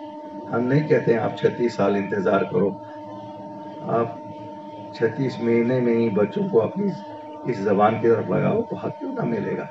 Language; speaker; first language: Hindi; non-native, local second language; Kashmiri